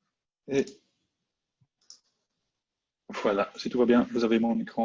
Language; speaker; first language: French; non-native, local second language; Dutch